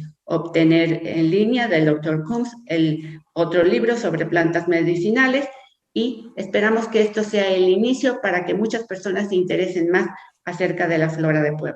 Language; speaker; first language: Spanish; native; Spanish